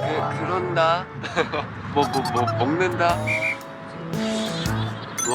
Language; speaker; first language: Korean; non-native, fluent; Japanese